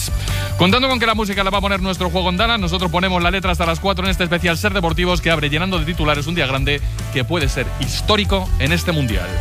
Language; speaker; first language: Spanish; native; Spanish